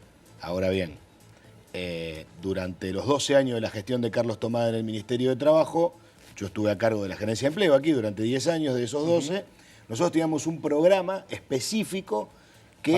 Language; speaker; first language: Spanish; native; Spanish